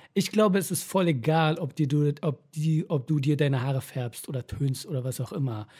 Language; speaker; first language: German; early bilingual, other home language; Persian